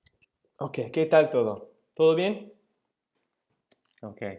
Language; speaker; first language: Spanish; non-native, fluent; English